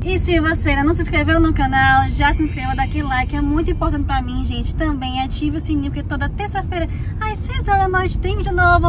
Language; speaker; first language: Portuguese; native; Portuguese